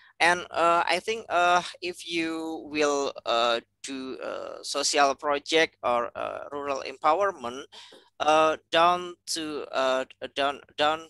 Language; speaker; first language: English; non-native, fluent; Indonesian